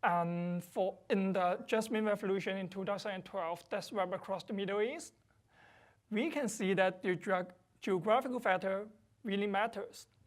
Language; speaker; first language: English; non-native, fluent; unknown